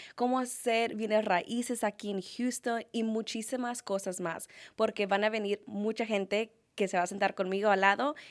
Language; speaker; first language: Spanish; early bilingual, heritage; Spanish